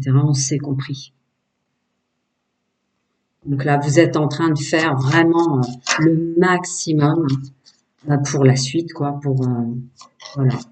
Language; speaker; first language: French; native; French